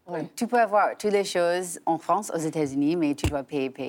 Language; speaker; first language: French; non-native, learner; English